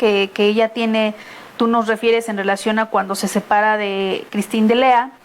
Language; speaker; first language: Spanish; native; Spanish